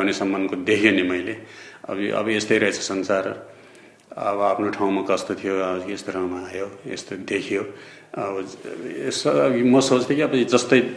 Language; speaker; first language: Nepali; non-native, local second language; Eastern Tamang